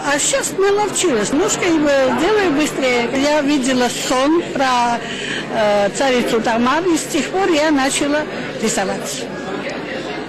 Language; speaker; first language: Russian; non-native, fluent; Georgian